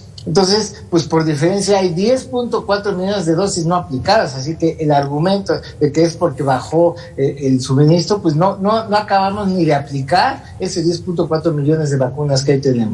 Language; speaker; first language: Spanish; native; Spanish